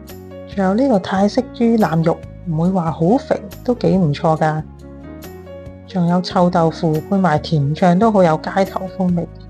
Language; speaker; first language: Chinese; native; Chinese